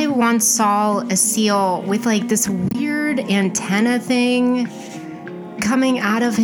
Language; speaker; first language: English; native; English